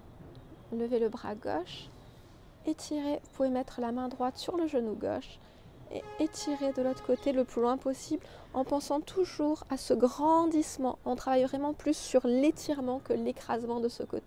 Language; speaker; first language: French; native; French